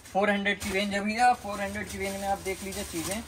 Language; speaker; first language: Hindi; native; Hindi